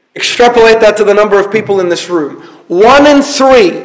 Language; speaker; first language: English; early bilingual, other home language; Arabic